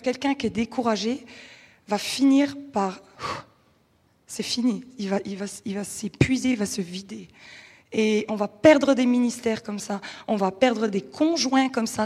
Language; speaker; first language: French; native; French